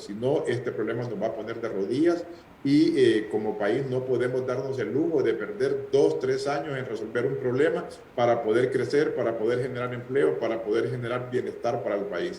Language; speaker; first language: Spanish; native; Spanish